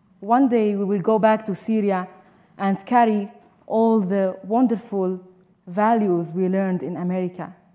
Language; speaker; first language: English; non-native, fluent; Arabic